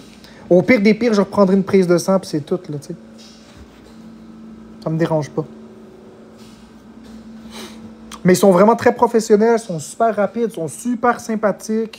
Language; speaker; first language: French; native; French